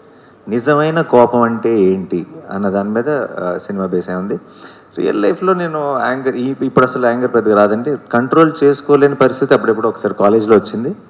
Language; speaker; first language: Telugu; native; Telugu